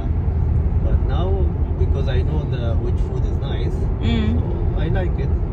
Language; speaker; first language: English; non-native, fluent; Arabic